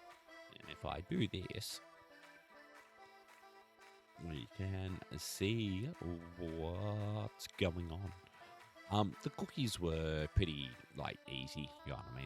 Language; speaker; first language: English; native; English